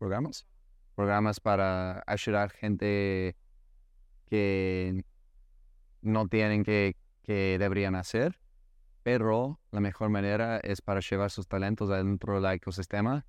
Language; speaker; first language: Spanish; non-native, learner; English